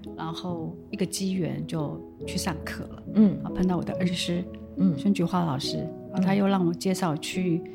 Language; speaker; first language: Chinese; non-native, local second language; Amis